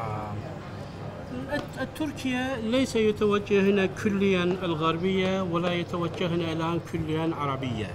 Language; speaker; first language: Arabic; non-native, fluent; Turkish